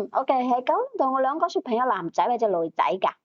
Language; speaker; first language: Cantonese; native; Cantonese